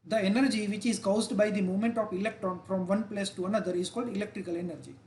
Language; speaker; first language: English; non-native, local second language; Gujarati